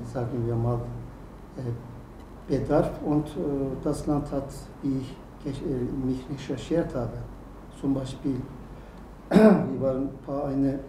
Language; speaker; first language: German; non-native, learner; Turkish